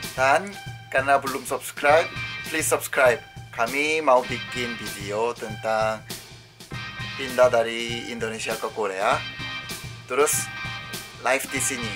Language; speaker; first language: Indonesian; non-native, fluent; Korean